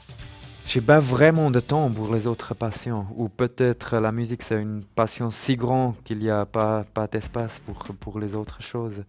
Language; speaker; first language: French; non-native, learner; German